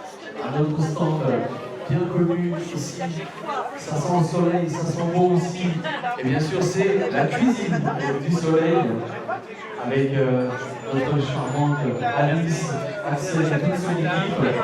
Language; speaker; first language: French; native; French